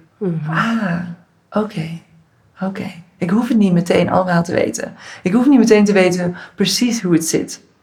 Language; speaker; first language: Dutch; native; Dutch